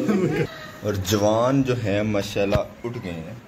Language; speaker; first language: Hindi; non-native, local second language; Punjabi